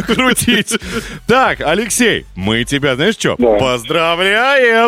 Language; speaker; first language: Russian; native; Russian